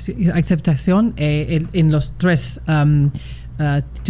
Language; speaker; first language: Spanish; non-native, fluent; English